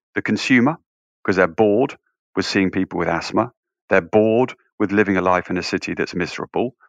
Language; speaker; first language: English; native; English